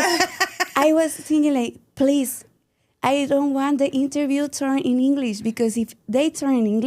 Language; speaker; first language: English; non-native, learner; Spanish